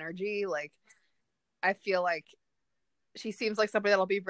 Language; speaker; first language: English; native; English